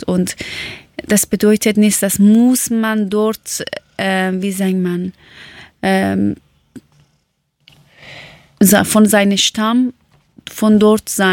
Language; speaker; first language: German; non-native, learner; Persian